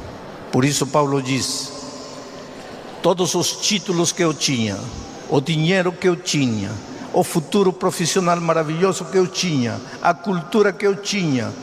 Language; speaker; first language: Portuguese; non-native, fluent; Spanish